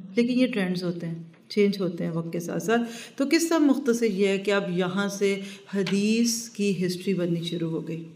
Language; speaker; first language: Urdu; early bilingual, heritage; Urdu